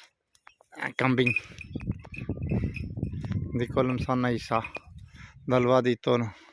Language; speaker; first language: Filipino; non-native, learner; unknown